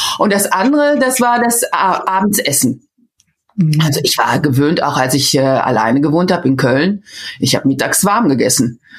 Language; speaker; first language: German; native; German